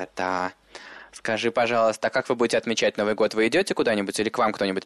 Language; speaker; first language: Russian; native; Russian